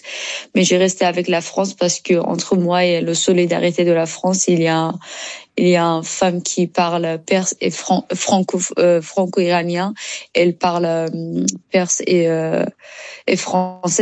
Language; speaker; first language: French; non-native, learner; Persian